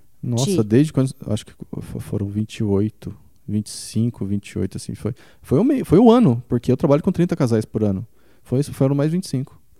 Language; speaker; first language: Portuguese; native; Portuguese